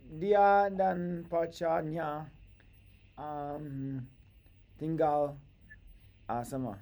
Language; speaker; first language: Indonesian; non-native, learner; English